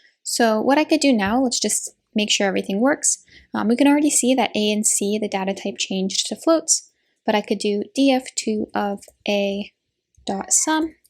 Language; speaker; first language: English; native; English